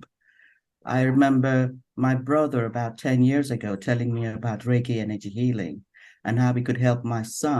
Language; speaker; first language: English; non-native, local second language; Yoruba